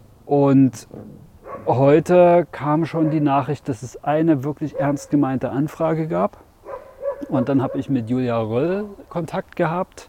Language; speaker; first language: German; native; German